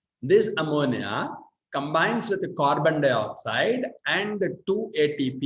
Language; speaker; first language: English; non-native, local second language; Tamil